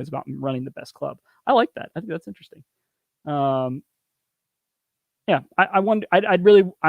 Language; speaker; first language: English; native; English